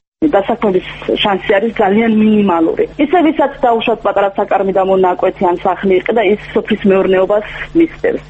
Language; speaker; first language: Georgian; non-native, local second language; Chechen